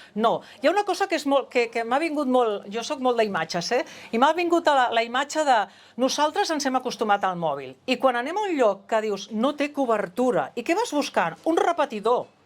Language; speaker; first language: Catalan; non-native, local second language; Spanish